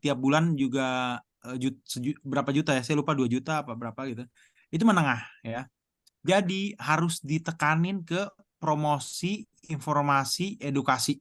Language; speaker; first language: Indonesian; native; Indonesian